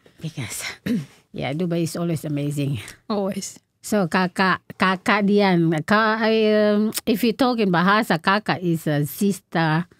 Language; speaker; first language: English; non-native, learner; Indonesian